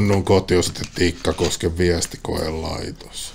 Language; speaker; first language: Finnish; native; Finnish